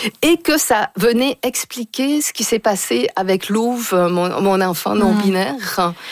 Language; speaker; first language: French; native; French